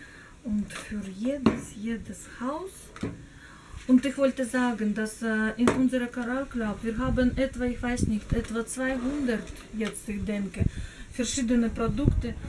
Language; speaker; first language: German; non-native, learner; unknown